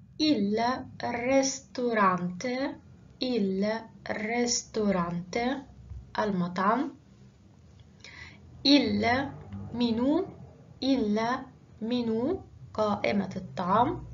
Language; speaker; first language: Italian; non-native, fluent; Arabic